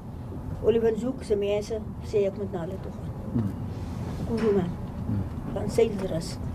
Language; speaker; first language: Dutch; non-native, local second language; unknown